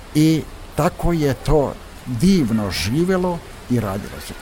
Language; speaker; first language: Serbian; native; Serbian